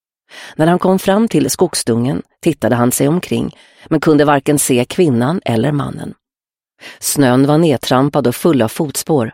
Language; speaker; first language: Swedish; native; Swedish